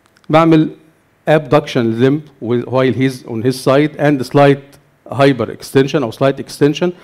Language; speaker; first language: English; non-native, fluent; Arabic